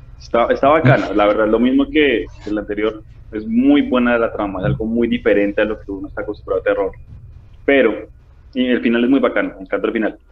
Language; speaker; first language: Spanish; native; Spanish